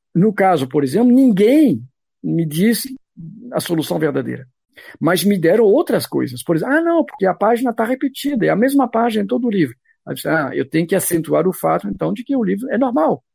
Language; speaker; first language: Portuguese; non-native, fluent; French